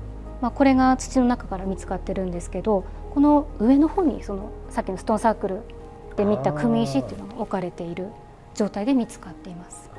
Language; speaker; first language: Japanese; native; Japanese